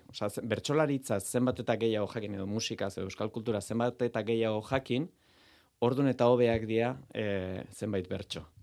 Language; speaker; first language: Basque; native; Basque